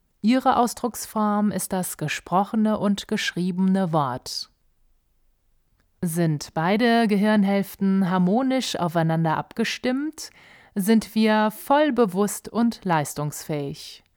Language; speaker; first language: German; native; German